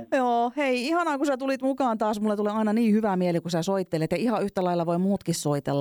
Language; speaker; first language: Finnish; native; Finnish